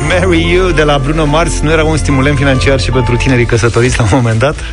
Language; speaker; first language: Romanian; native; Romanian